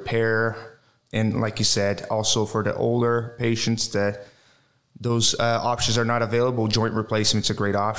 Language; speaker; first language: English; non-native, fluent; Portuguese